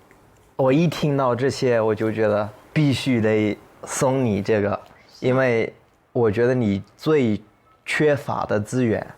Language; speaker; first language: Chinese; non-native, fluent; English